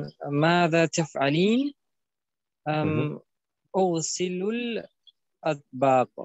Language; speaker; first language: Arabic; non-native, learner; German